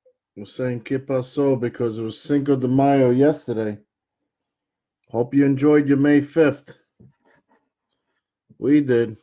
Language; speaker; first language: English; native; English